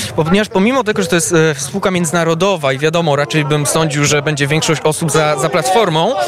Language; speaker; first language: Polish; early bilingual, heritage; Polish